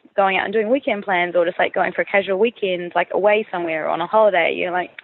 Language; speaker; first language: English; native; English